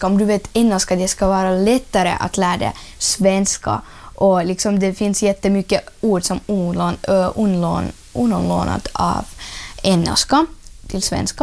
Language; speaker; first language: Swedish; early bilingual, other home language; Ukrainian